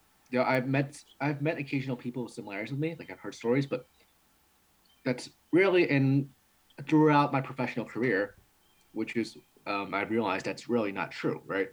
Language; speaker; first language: English; early bilingual, other home language; Cantonese